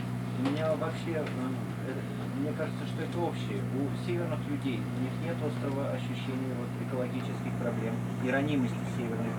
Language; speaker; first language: Russian; native; Russian